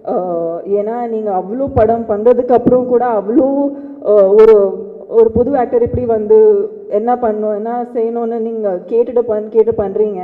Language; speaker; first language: Tamil; non-native, fluent; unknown